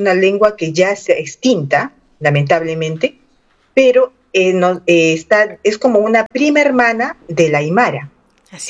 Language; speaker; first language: Spanish; non-native, local second language; Aymara